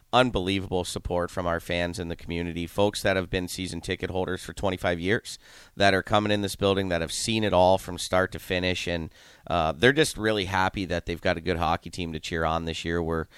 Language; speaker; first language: English; native; English